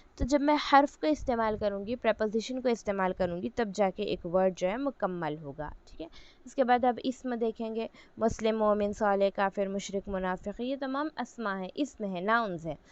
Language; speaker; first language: Urdu; native; Urdu